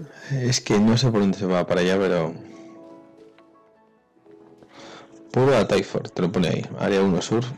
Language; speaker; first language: Spanish; native; Spanish